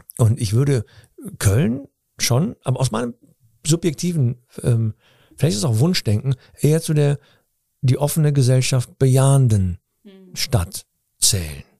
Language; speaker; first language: German; early bilingual, other home language; Turkish